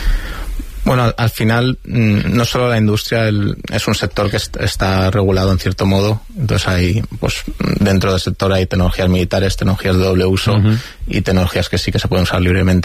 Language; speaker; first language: Spanish; native; Spanish